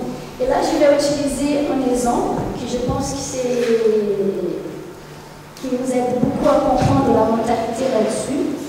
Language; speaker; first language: French; non-native, fluent; Portuguese